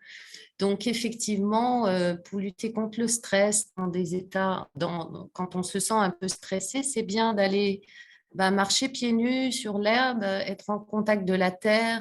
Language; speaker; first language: French; native; French